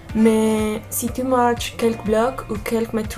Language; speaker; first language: French; non-native, learner; Spanish